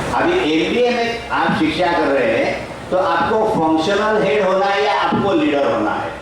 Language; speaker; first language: Hindi; non-native, local second language; Marathi